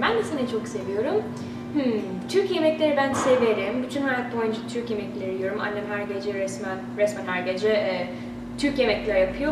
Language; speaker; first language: Turkish; early bilingual, heritage; Turkish